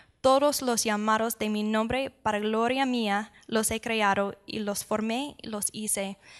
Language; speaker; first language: Spanish; non-native, fluent; English